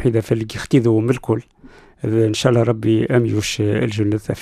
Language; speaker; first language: Arabic; non-native, local second language; Berber languages